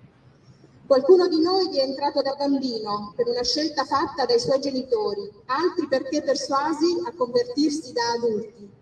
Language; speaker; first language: Italian; native; Italian